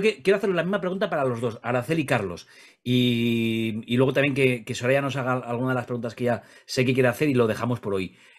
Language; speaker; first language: Spanish; native; Spanish